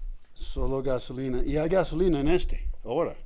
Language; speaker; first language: Spanish; non-native, learner; English